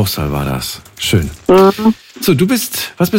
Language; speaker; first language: German; native; German